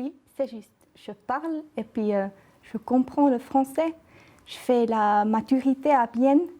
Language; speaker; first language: French; non-native, local second language; German